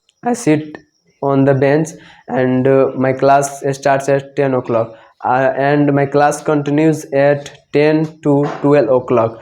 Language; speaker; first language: English; non-native, learner; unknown